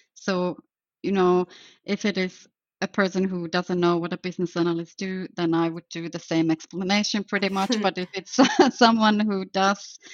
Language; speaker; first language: English; non-native, fluent; Finnish